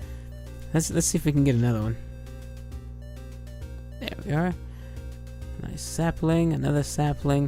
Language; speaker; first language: English; native; English